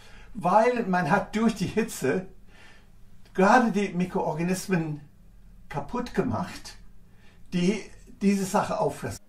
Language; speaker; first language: German; non-native, fluent; English